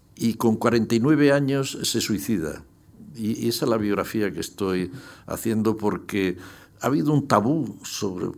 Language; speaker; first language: Spanish; native; Spanish